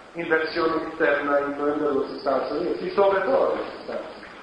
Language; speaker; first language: Spanish; non-native, fluent; English